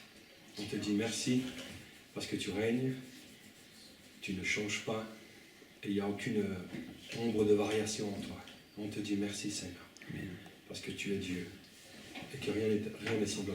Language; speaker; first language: French; non-native, fluent; English